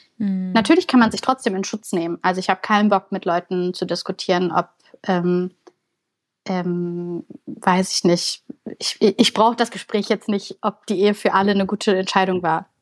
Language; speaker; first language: German; early bilingual, other home language; Bulgarian